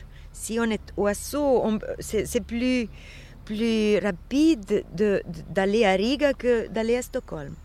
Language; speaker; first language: French; non-native, fluent; Swedish